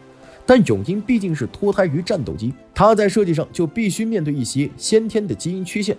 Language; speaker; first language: Chinese; native; Chinese